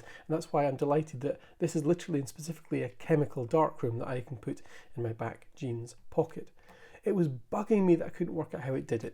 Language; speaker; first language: English; native; English